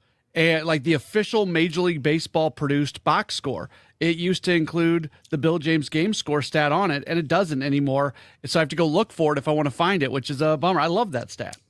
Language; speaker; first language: English; native; English